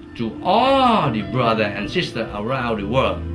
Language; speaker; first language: English; non-native, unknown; Vietnamese